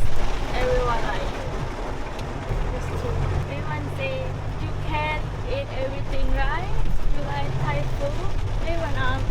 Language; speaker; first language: English; non-native, learner; Thai